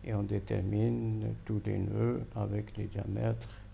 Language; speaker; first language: French; non-native, local second language; Arabic